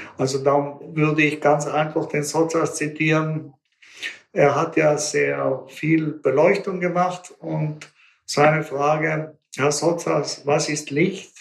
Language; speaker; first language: German; native; German